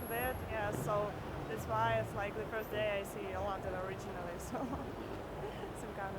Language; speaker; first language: English; non-native, fluent; Russian